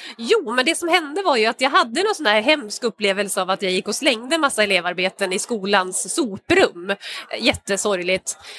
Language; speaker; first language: Swedish; native; Swedish